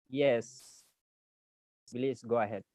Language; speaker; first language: English; non-native, learner; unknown